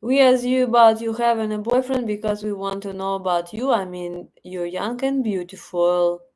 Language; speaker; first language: English; non-native, fluent; Russian